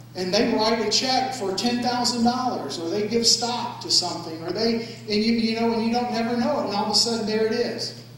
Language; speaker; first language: English; native; English